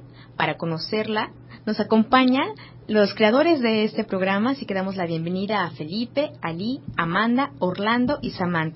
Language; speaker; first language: Spanish; native; Spanish